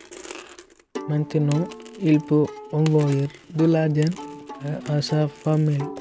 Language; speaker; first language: French; non-native, learner; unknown